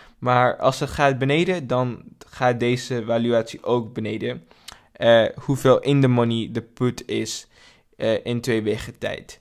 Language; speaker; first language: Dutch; non-native, learner; English